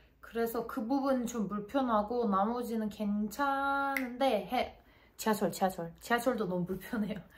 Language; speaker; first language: Korean; non-native, fluent; Turkish